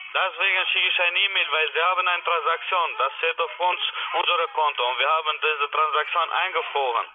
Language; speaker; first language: German; non-native, learner; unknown